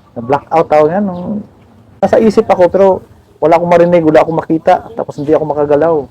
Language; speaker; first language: Filipino; native; Filipino